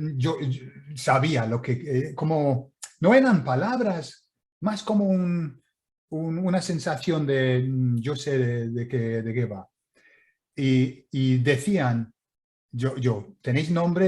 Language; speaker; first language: Spanish; non-native, fluent; English